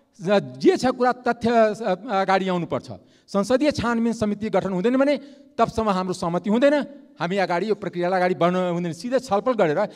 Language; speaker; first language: Nepali; non-native, local second language; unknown